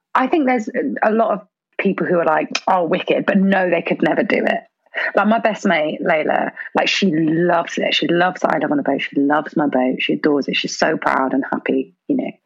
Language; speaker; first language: English; native; English